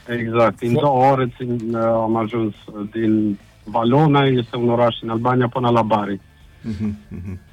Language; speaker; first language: Romanian; non-native, fluent; Albanian